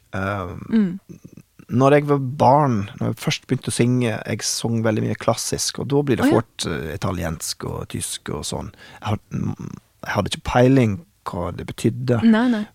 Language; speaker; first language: Norwegian; non-native, fluent; English